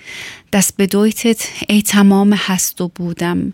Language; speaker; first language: German; non-native, learner; Persian